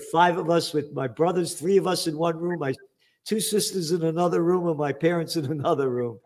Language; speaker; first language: English; native; English